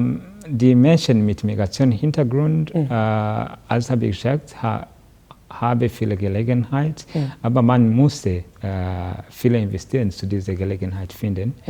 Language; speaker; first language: German; non-native, learner; Kinyarwanda